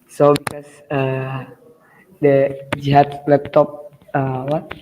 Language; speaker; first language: English; non-native, learner; Indonesian